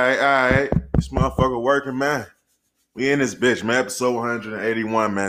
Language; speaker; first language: English; native; English